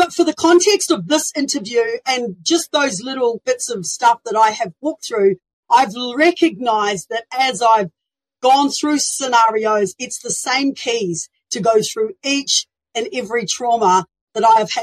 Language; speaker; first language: English; native; English